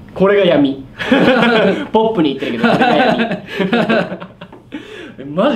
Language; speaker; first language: Japanese; native; Japanese